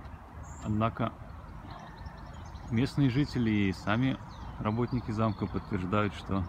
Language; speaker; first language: Russian; native; Russian